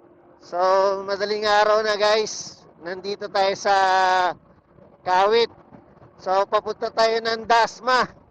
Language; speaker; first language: Filipino; native; Filipino